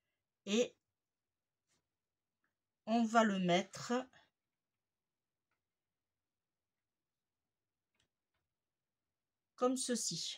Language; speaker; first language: French; native; French